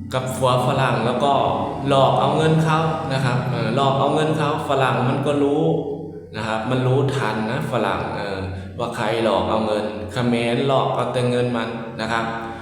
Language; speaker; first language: Thai; native; Thai